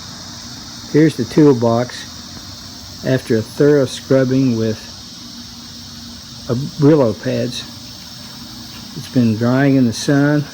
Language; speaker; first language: English; native; English